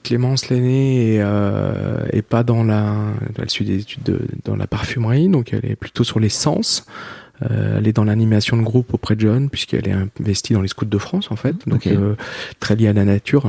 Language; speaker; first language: French; native; French